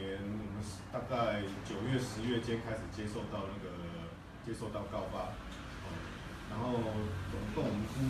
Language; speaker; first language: Chinese; native; Chinese